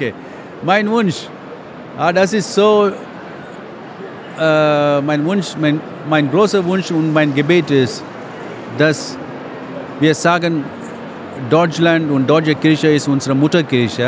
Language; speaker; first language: German; non-native, fluent; Tamil